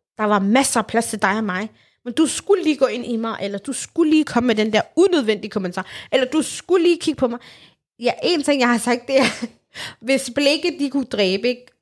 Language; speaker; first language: Danish; early bilingual, other home language; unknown